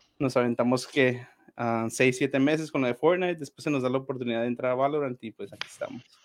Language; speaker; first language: Spanish; native; Spanish